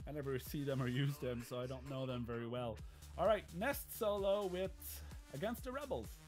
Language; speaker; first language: English; non-native, local second language; French